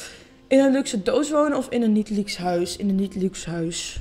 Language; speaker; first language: Dutch; native; Dutch